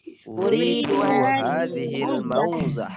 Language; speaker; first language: Arabic; non-native, learner; Indonesian